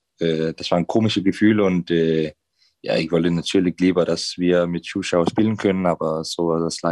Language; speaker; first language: German; non-native, fluent; Danish